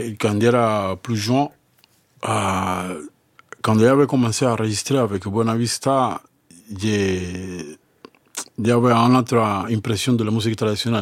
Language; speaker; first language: French; non-native, fluent; Spanish